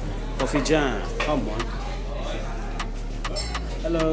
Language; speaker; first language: English; native; English